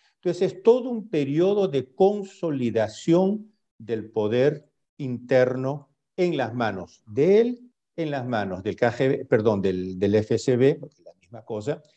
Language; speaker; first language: Spanish; native; Spanish